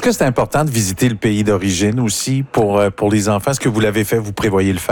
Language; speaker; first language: French; native; French